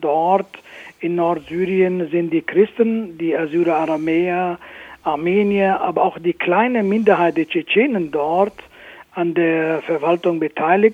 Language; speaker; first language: German; non-native, fluent; Kurdish